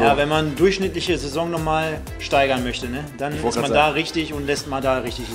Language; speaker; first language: German; native; German